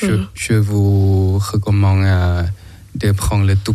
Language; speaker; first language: French; non-native, learner; Thai